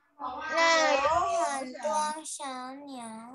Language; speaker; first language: Chinese; non-native, learner; Thai